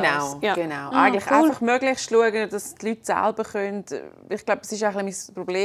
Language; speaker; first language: German; native; German